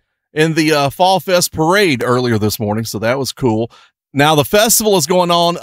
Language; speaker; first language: English; native; English